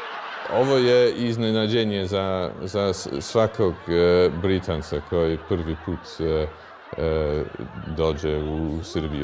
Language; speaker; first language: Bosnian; non-native, fluent; English